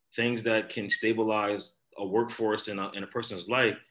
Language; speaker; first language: English; native; English